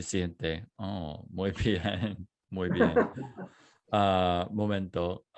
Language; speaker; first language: Spanish; non-native, fluent; English